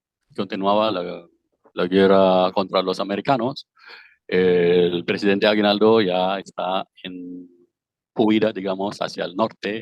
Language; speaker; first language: Spanish; non-native, fluent; Filipino